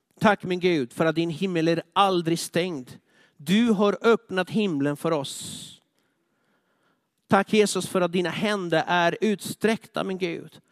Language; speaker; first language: Swedish; non-native, fluent; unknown